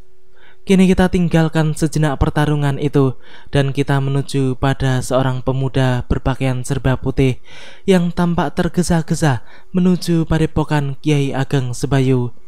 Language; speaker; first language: Indonesian; native; Indonesian